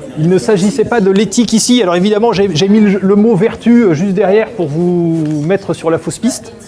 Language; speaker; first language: French; native; French